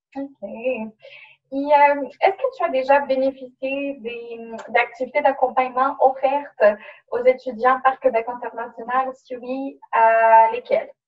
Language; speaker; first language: French; native; French